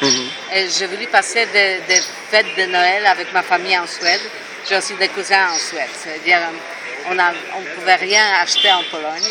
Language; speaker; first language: French; non-native, fluent; Polish